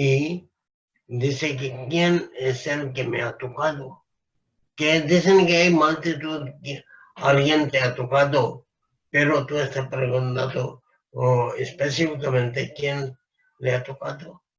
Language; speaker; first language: Spanish; non-native, fluent; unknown